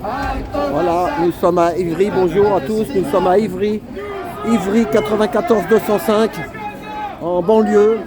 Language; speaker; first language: French; native; French